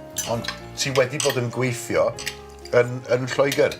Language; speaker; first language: Welsh; native; Welsh